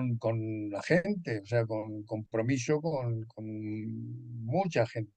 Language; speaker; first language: Spanish; native; Spanish